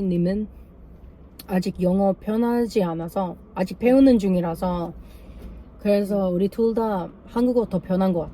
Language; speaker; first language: Korean; non-native, learner; English